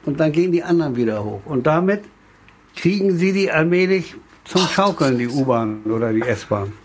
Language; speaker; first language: German; native; German